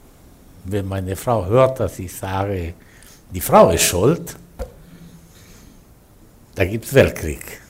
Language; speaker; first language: German; non-native, fluent; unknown